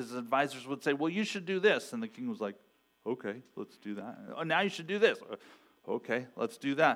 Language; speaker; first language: English; native; English